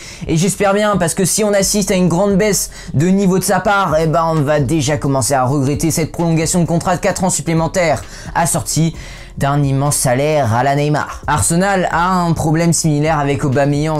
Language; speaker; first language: French; native; French